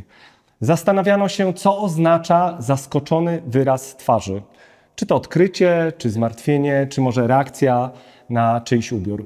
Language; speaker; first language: Polish; native; Polish